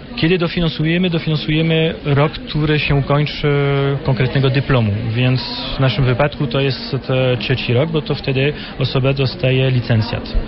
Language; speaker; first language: Polish; non-native, fluent; French